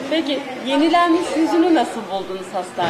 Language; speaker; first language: Turkish; native; Turkish